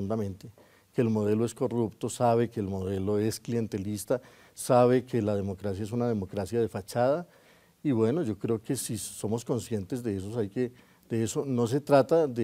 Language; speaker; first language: Spanish; native; Spanish